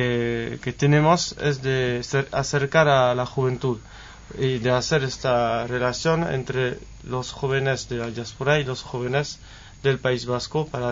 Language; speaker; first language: Spanish; non-native, fluent; French